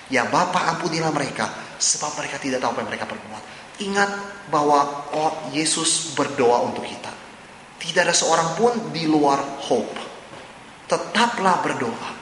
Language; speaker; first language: Indonesian; native; Indonesian